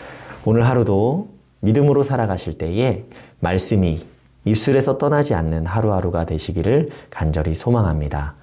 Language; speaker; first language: Korean; native; Korean